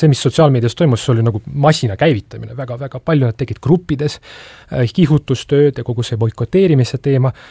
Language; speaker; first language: Estonian; non-native, local second language; Russian